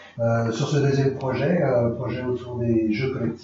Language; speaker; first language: French; native; French